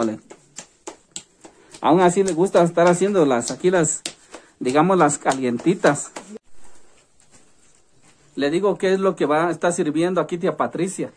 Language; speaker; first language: Spanish; native; Spanish